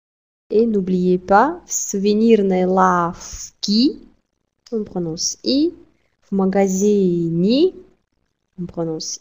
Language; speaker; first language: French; non-native, fluent; Russian